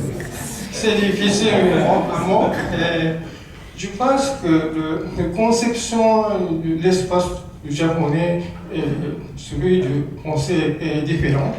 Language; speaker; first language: French; non-native, learner; Japanese